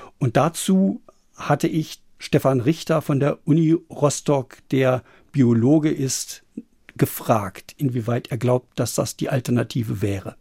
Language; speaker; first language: German; native; German